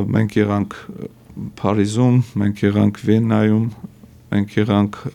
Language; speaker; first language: Armenian; native; Armenian